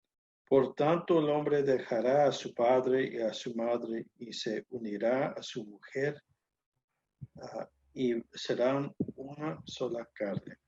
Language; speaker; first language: Spanish; non-native, learner; English